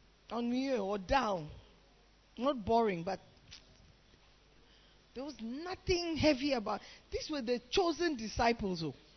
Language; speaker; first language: English; non-native, local second language; Akan